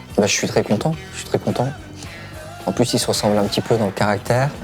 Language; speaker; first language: French; native; French